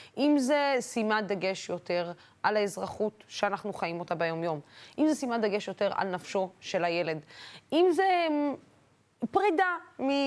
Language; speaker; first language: Hebrew; non-native, local second language; Arabic